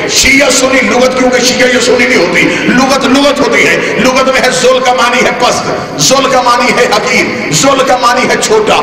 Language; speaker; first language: Urdu; native; Urdu